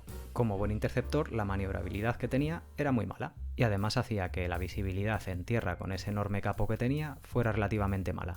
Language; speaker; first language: Spanish; native; Spanish